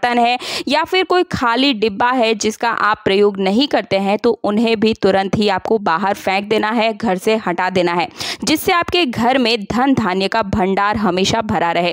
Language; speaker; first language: Hindi; native; Hindi